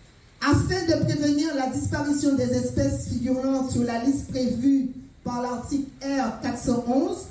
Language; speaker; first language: French; native; French